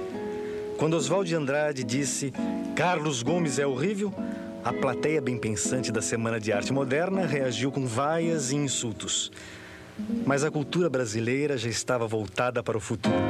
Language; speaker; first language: Portuguese; native; Portuguese